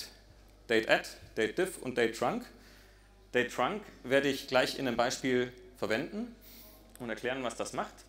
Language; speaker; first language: German; native; German